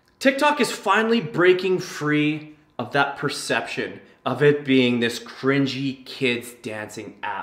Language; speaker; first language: English; native; English